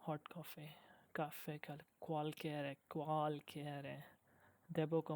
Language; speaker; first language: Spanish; non-native, learner; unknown